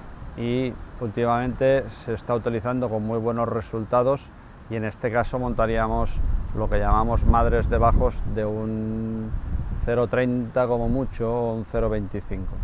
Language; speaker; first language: Spanish; native; Spanish